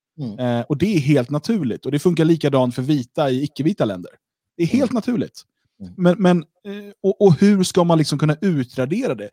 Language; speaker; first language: Swedish; native; Swedish